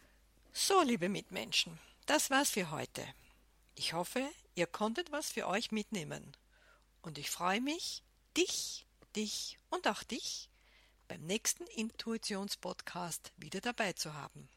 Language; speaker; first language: German; native; German